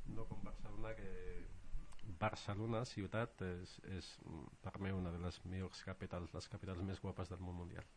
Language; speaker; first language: Catalan; non-native, fluent; Arabic